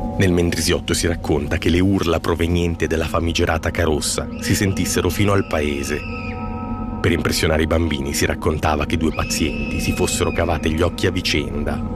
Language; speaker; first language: Italian; native; Italian